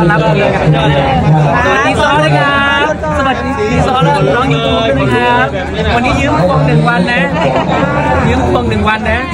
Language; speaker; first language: Thai; native; Thai